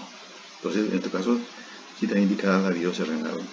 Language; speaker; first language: Spanish; native; Spanish